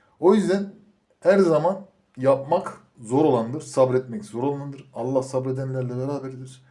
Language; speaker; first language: Turkish; native; Turkish